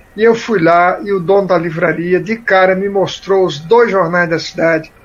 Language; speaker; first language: Portuguese; native; Portuguese